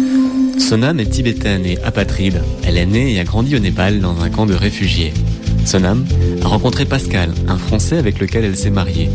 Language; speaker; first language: French; native; French